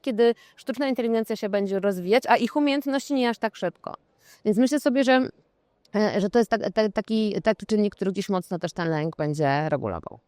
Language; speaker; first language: Polish; native; Polish